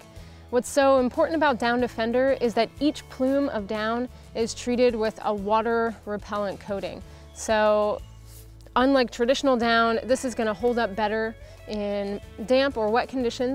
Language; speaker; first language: English; native; English